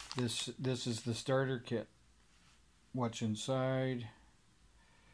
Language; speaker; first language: English; native; English